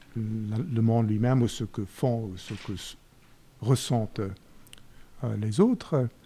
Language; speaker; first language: French; non-native, fluent; English